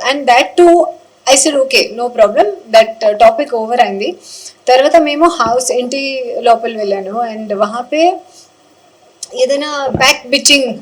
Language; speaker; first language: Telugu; non-native, learner; Hindi